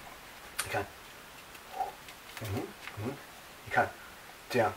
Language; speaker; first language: Chinese; non-native, learner; English